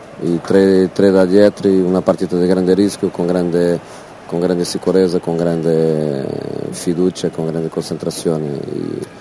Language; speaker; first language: Italian; non-native, fluent; Portuguese